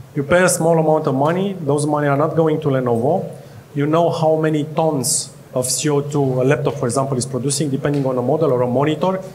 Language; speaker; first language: English; non-native, fluent; Romanian